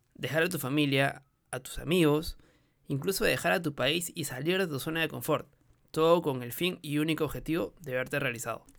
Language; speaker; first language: Spanish; native; Spanish